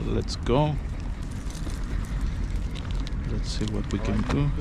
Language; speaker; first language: English; non-native, learner; Greek